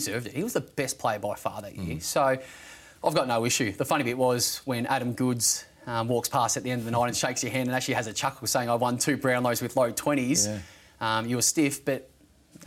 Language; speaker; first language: English; native; English